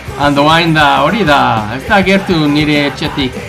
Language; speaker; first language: Basque; non-native, learner; English